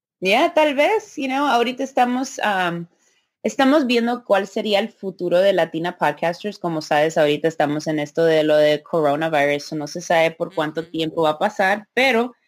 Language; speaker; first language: Spanish; early bilingual, heritage; Spanish